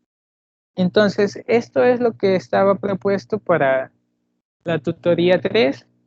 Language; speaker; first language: Spanish; native; Spanish